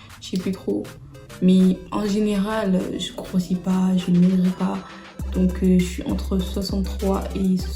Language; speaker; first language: French; early bilingual, other home language; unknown